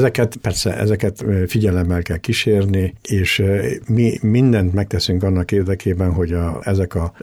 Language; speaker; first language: Hungarian; early bilingual, other home language; Spanish